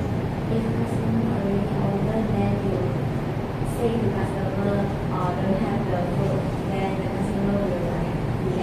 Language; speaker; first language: English; non-native, learner; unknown